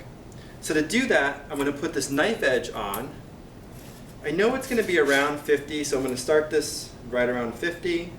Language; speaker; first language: English; native; English